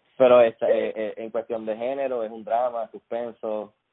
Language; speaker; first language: Spanish; native; Spanish